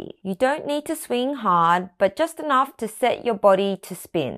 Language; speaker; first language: English; native; English